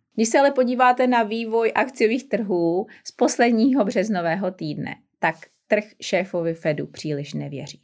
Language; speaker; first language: Czech; native; Czech